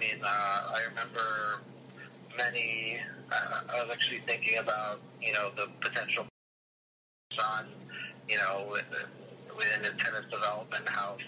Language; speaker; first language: English; early bilingual, other home language; Russian